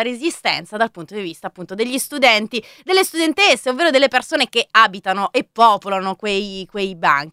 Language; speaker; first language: Italian; native; Italian